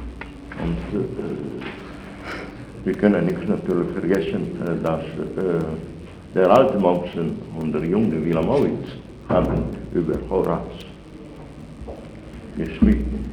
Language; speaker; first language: German; non-native, fluent; Italian